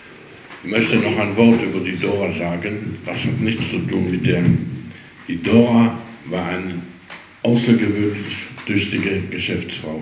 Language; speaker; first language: German; early bilingual, heritage; German